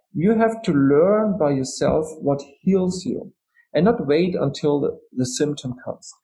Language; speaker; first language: English; non-native, fluent; German